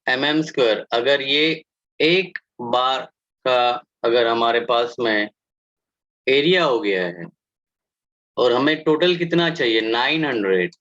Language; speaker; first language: Hindi; non-native, local second language; Marathi